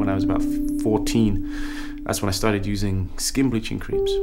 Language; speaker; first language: English; native; English